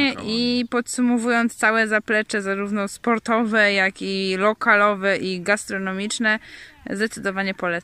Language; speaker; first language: Polish; native; Polish